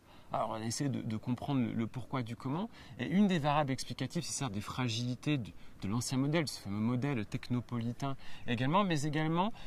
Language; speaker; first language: French; native; French